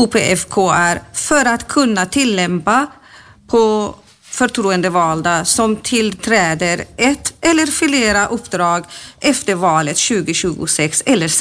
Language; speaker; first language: Swedish; native; Swedish